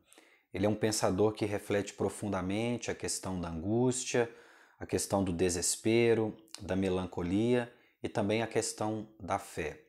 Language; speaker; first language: Portuguese; native; Portuguese